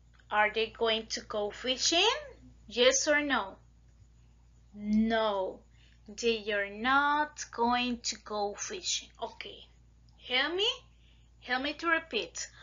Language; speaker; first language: English; non-native, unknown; Spanish